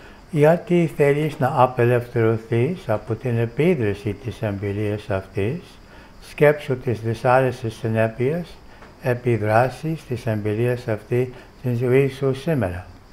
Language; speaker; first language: Greek; non-native, fluent; English